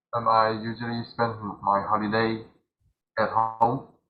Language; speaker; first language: English; non-native, learner; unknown